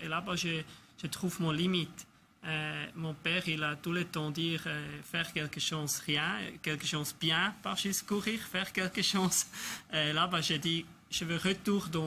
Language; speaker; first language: French; non-native, local second language; German